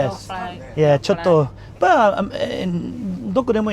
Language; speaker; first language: Japanese; non-native, learner; English